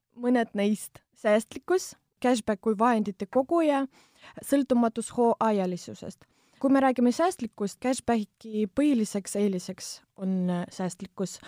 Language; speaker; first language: Estonian; non-native, local second language; Russian